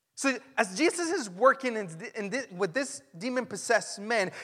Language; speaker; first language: English; non-native, fluent; Spanish